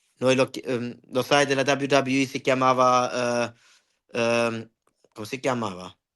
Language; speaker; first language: Italian; early bilingual, heritage; Italian